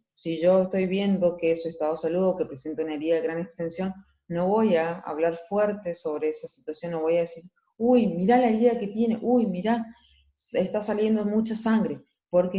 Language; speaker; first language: Spanish; native; Spanish